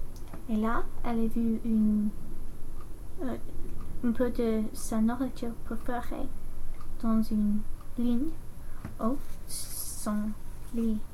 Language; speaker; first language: French; non-native, learner; English